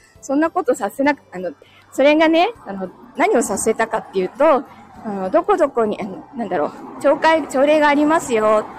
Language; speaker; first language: Japanese; native; Japanese